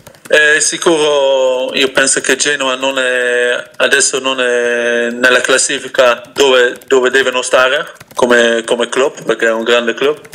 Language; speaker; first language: Italian; non-native, fluent; Dutch